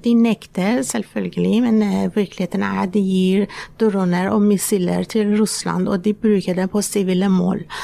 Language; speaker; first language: Norwegian; non-native, fluent; Persian